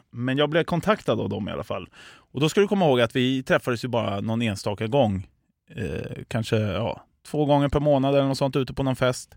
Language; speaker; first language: Swedish; native; Swedish